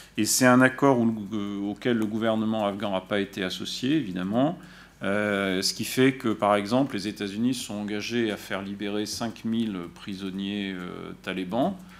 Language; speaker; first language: French; native; French